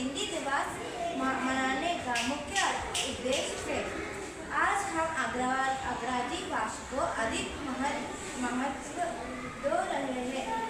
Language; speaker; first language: Hindi; non-native, local second language; Telugu